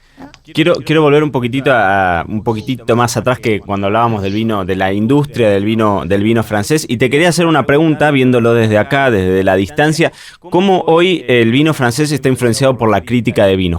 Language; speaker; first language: Spanish; native; Spanish